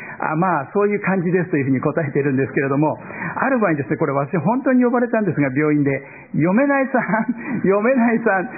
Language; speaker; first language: Japanese; native; Japanese